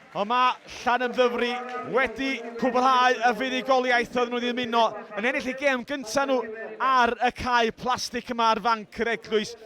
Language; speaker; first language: Welsh; native; Welsh